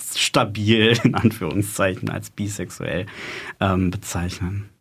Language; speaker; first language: German; native; German